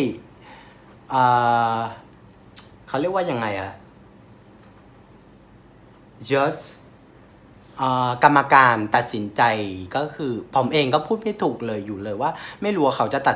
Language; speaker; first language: Thai; non-native, fluent; Vietnamese